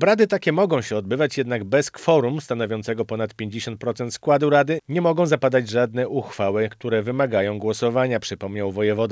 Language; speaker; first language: Polish; native; Polish